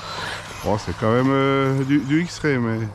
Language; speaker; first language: French; native; French